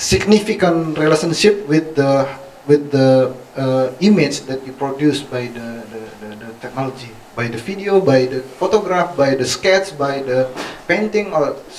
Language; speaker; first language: English; non-native, fluent; Indonesian